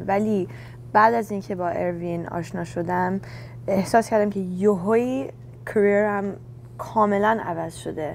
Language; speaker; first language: Persian; early bilingual, heritage; Persian